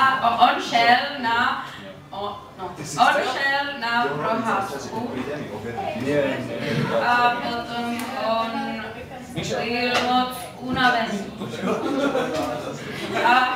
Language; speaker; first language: Czech; non-native, learner; Finnish